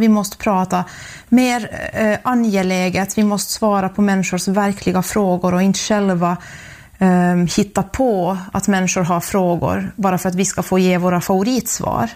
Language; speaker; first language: Swedish; native; Swedish